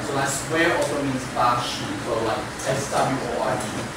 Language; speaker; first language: English; non-native, fluent; Chinese